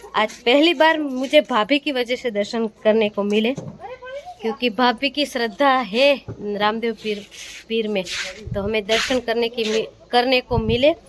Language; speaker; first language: Hindi; non-native, local second language; Gujarati